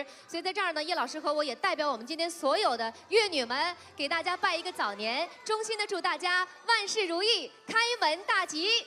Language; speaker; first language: Chinese; native; Chinese